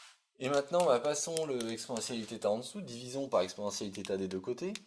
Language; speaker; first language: French; native; French